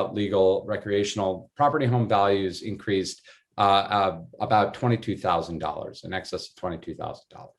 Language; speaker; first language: English; native; English